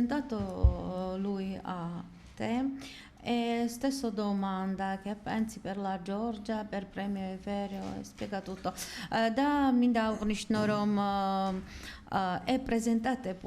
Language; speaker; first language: Italian; non-native, learner; Georgian